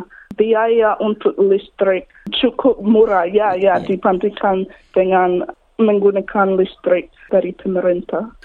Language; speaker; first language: Indonesian; non-native, learner; English